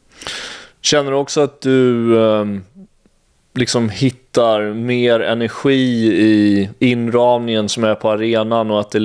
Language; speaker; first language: Swedish; native; Swedish